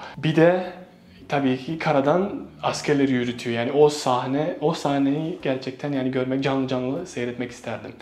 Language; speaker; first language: Turkish; non-native, fluent; Bosnian